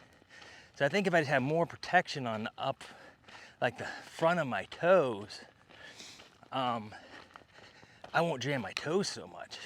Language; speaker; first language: English; native; English